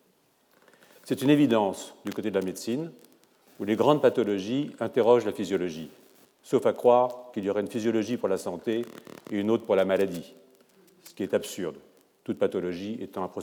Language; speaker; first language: French; native; French